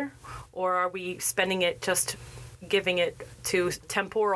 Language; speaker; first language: English; native; English